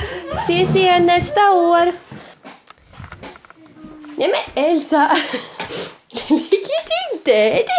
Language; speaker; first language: Swedish; native; Swedish